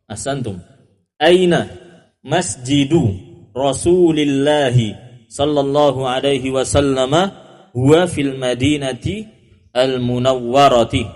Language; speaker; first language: Arabic; non-native, fluent; Indonesian